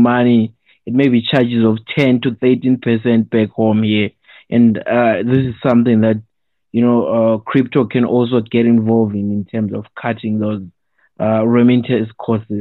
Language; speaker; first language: English; non-native, local second language; Shona